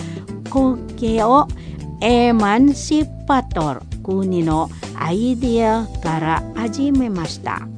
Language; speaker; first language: Japanese; non-native, fluent; Indonesian